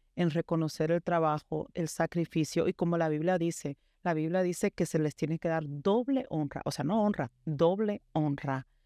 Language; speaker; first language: Spanish; early bilingual, heritage; Spanish